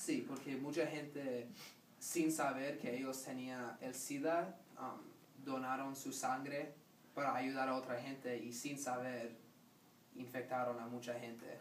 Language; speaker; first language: Spanish; non-native, learner; English